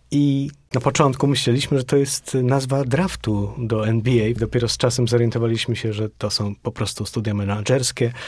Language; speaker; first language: Polish; native; Polish